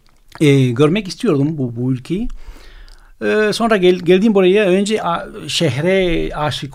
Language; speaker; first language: Turkish; non-native, fluent; Spanish